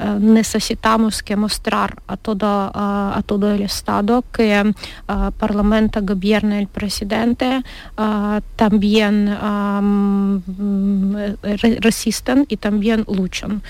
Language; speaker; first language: Spanish; non-native, learner; Ukrainian